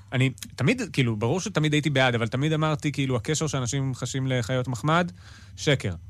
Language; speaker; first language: Hebrew; native; Hebrew